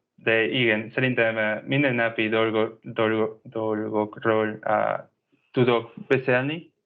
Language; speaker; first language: Hungarian; non-native, learner; Spanish